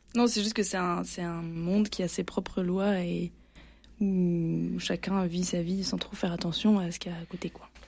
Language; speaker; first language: French; native; French